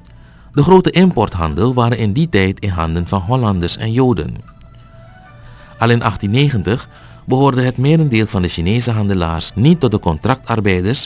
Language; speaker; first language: Dutch; native; Dutch